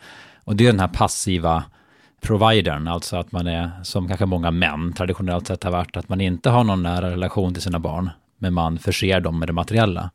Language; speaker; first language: Swedish; native; Swedish